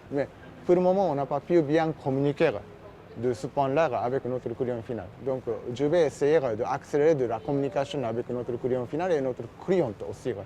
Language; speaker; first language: French; non-native, learner; Japanese